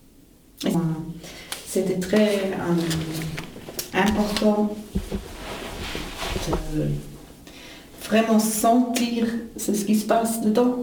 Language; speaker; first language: French; non-native, fluent; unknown